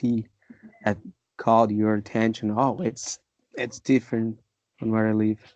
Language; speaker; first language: English; non-native, fluent; Portuguese